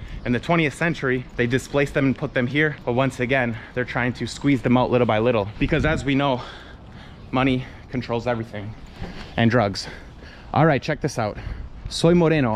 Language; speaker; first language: English; native; English